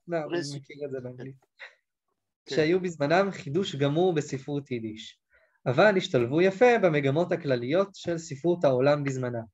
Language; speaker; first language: Hebrew; native; Hebrew